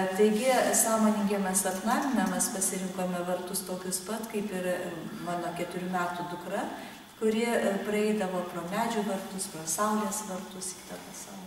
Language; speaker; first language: Lithuanian; native; Lithuanian